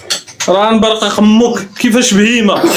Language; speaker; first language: Arabic; native; Arabic